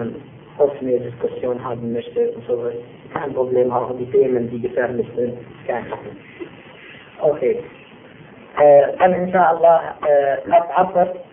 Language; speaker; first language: German; non-native, fluent; Arabic